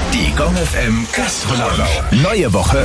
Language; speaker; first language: German; native; German